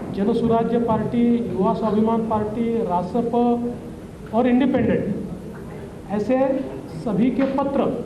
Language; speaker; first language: Hindi; non-native, local second language; Marathi